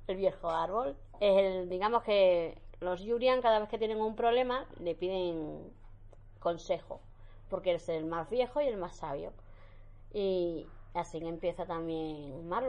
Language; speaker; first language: Spanish; native; Spanish